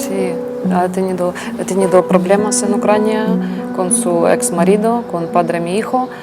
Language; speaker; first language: Spanish; non-native, learner; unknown